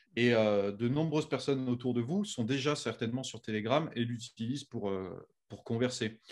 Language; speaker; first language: French; native; French